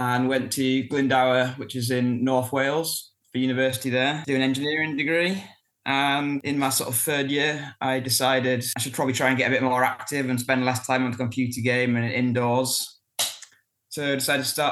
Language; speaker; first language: English; native; English